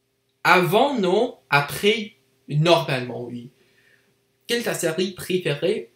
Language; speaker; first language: French; non-native, learner; English